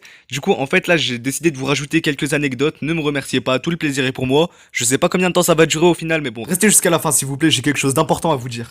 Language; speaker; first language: French; native; French